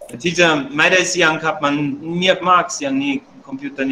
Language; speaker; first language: Thai; non-native, learner; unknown